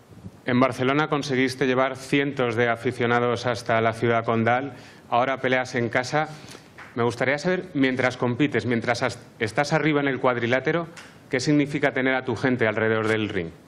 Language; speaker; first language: Spanish; native; Spanish